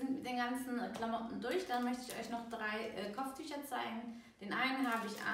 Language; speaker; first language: German; early bilingual, other home language; Turkish